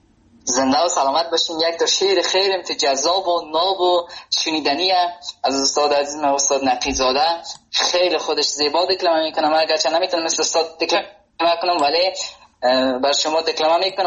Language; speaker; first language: Persian; native; Persian